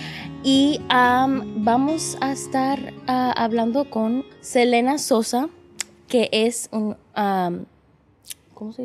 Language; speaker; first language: Spanish; early bilingual, heritage; English